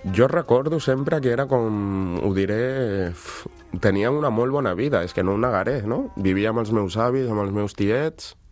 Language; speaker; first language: Catalan; early bilingual, other home language; Wolof